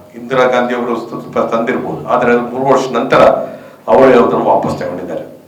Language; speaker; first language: Kannada; native; Kannada